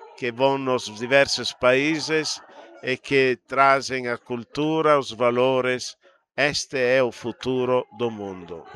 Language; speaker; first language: Portuguese; non-native, fluent; Italian